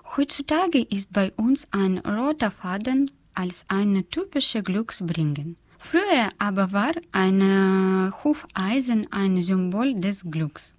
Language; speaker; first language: German; non-native, learner; Russian